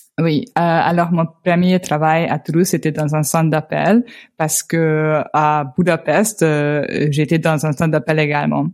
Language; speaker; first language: French; non-native, fluent; Hungarian